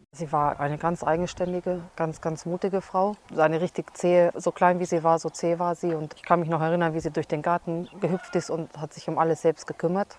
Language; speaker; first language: German; early bilingual, other home language; Hungarian